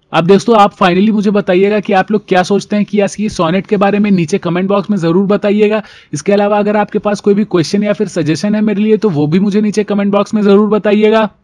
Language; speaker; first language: Hindi; native; Hindi